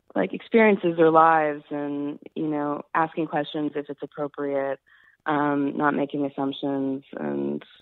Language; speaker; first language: English; native; English